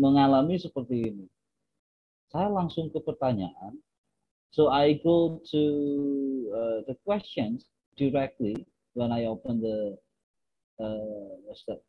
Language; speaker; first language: English; non-native, fluent; Indonesian